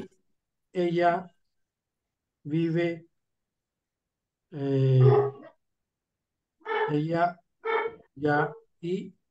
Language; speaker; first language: Spanish; non-native, fluent; Urdu